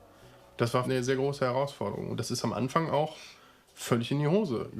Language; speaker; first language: German; native; German